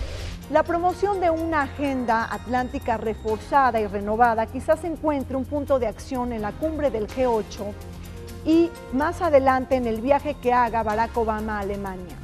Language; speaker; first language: Spanish; native; Spanish